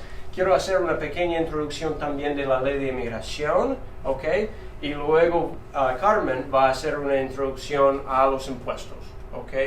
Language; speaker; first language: Spanish; non-native, fluent; English